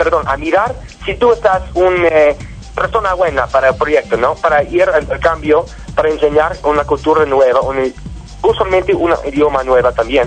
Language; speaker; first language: Spanish; non-native, learner; English